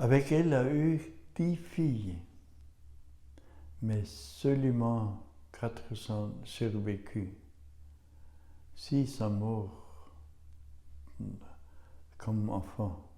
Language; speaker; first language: French; non-native, learner; German